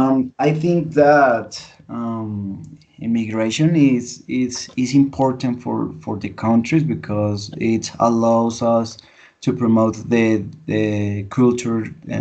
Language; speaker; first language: English; non-native, learner; Spanish